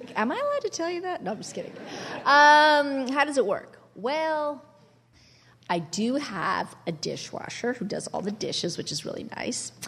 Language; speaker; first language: English; early bilingual, other home language; Italian